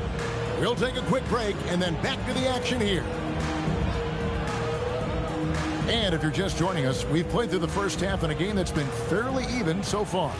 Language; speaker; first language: English; native; English